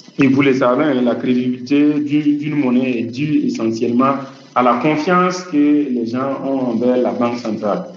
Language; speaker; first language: French; non-native, local second language; Mossi